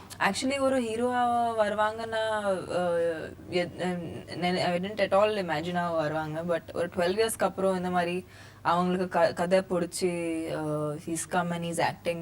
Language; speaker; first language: Tamil; non-native, fluent; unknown